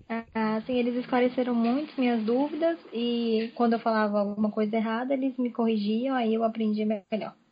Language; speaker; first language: Spanish; non-native, learner; Portuguese